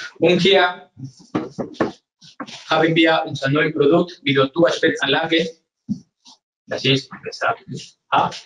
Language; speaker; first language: German; non-native, learner; Spanish